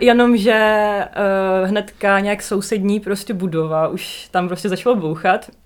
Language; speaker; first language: Czech; non-native, fluent; Russian